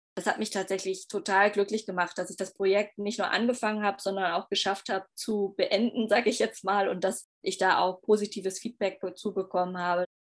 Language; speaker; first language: German; native; German